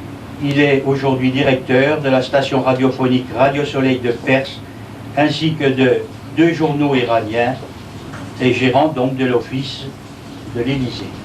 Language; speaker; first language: French; native; French